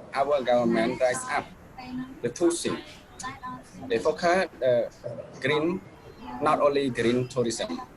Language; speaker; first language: English; non-native, learner; Khmer